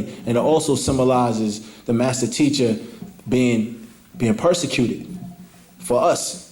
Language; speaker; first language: English; native; English